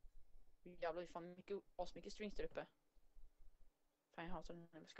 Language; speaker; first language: Swedish; native; Swedish